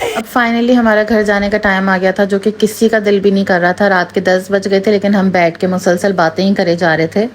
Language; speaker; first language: Urdu; native; Urdu